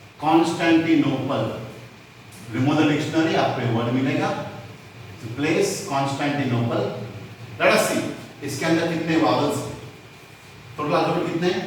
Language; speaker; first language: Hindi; non-native, local second language; Konkani